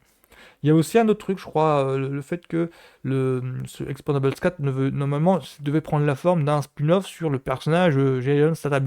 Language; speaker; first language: French; native; French